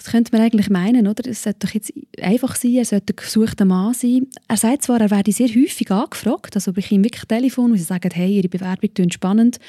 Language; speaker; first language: German; native; German